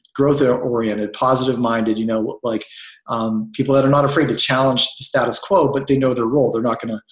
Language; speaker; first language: English; native; English